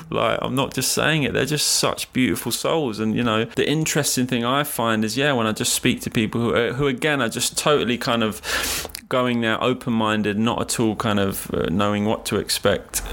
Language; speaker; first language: English; native; English